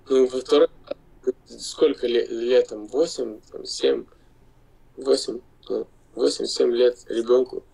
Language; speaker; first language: Russian; non-native, local second language; Lithuanian